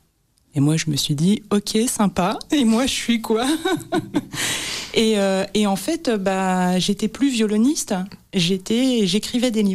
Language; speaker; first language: French; native; French